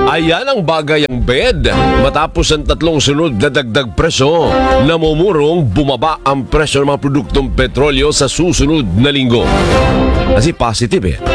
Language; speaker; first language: Filipino; non-native, local second language; Hiligaynon